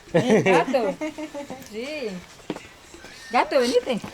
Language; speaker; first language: Spanish; native; Spanish